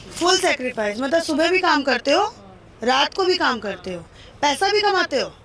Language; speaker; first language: Hindi; native; Hindi